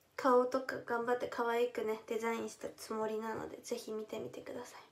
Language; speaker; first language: Japanese; native; Japanese